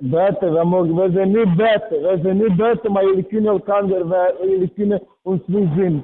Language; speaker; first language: Dutch; non-native, fluent; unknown